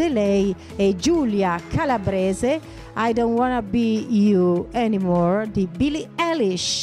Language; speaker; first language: Italian; native; Italian